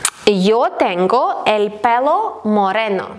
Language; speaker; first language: Spanish; non-native, fluent; Ukrainian